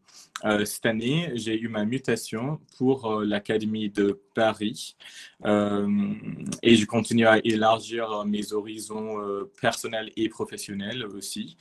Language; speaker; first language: French; non-native, fluent; English